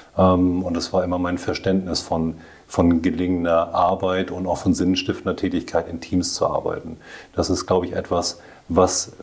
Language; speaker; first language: German; native; German